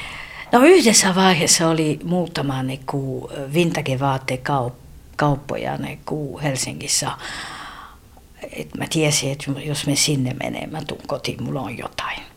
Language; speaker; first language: Finnish; non-native, fluent; French